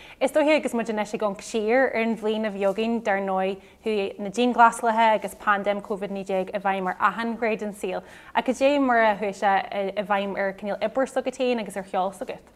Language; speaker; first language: Irish; non-native, local second language; English